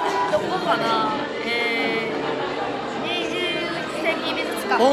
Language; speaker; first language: Japanese; non-native, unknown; Vietnamese